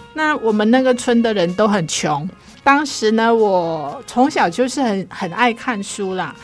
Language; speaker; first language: Chinese; non-native, local second language; Cantonese